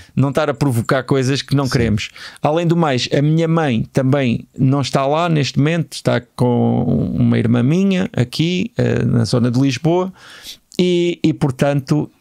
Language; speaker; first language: Portuguese; native; Portuguese